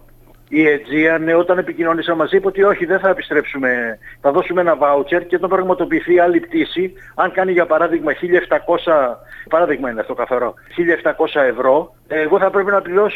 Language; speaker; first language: Greek; native; Greek